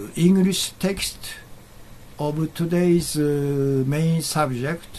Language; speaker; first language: English; non-native, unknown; Japanese